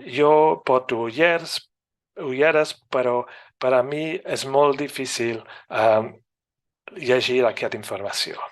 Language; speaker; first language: Catalan; non-native, fluent; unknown